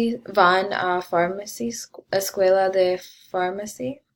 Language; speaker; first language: Spanish; non-native, learner; English